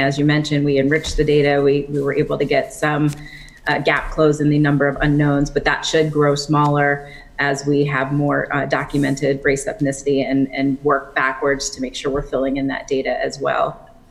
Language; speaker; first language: English; native; English